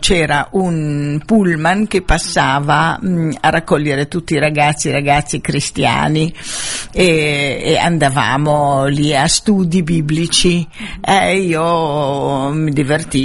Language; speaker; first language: Italian; non-native, fluent; Arabic